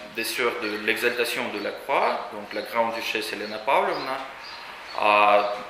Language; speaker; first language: French; non-native, fluent; Russian